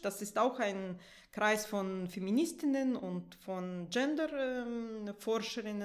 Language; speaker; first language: German; non-native, fluent; Russian